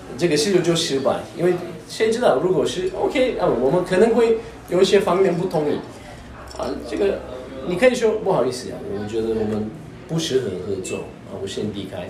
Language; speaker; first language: Chinese; non-native, fluent; Turkish